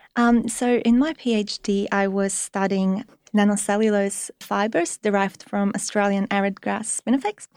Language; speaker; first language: English; non-native, fluent; Polish